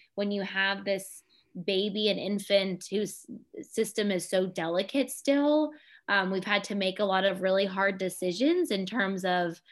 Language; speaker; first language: English; native; English